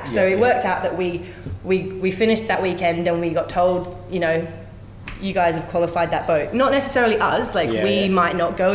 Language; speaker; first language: English; native; English